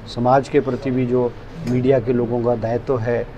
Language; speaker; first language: Hindi; native; Hindi